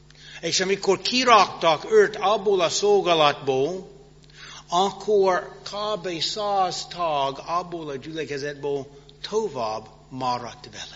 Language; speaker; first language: Hungarian; non-native, fluent; English